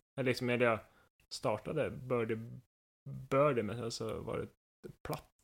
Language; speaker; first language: Swedish; native; Swedish